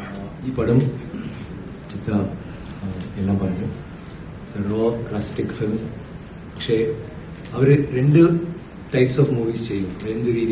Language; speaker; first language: Malayalam; non-native, learner; Tamil